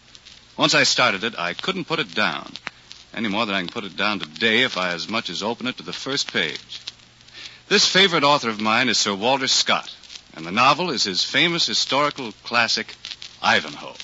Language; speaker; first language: English; native; English